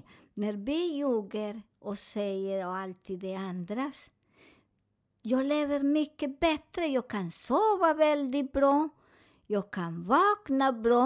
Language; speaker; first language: Swedish; non-native, learner; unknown